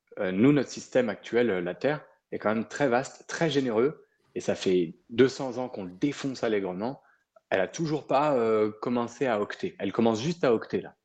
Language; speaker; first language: French; early bilingual, other home language; Arabic